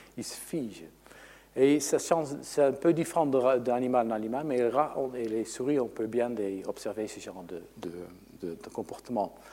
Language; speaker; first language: French; non-native, fluent; Dutch